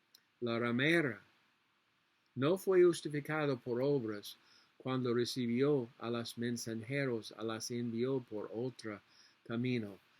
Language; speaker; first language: Spanish; non-native, learner; English